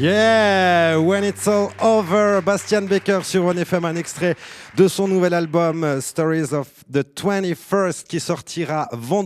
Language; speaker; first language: French; native; French